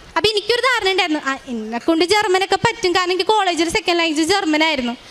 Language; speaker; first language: Malayalam; native; Malayalam